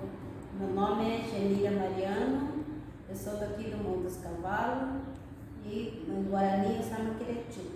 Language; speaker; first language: Portuguese; non-native, local second language; Guarani